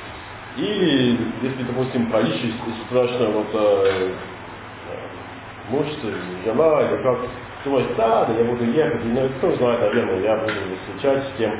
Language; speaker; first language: Russian; non-native, learner; English